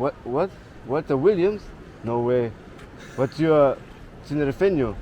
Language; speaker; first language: English; non-native, fluent; German